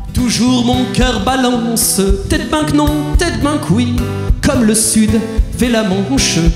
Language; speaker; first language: French; native; French